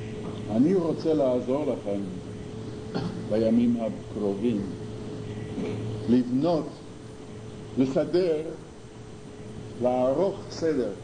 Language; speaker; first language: Hebrew; non-native, fluent; English